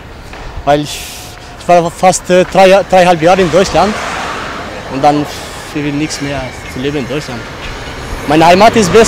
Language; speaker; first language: German; non-native, learner; Albanian